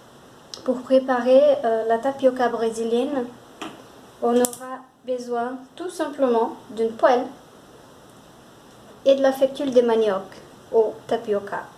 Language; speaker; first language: French; non-native, fluent; Portuguese